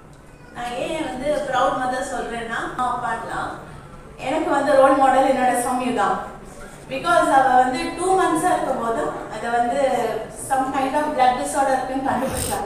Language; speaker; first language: Tamil; native; Tamil